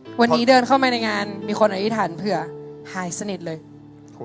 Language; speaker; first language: Thai; native; Thai